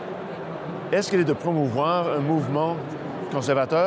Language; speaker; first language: French; non-native, local second language; English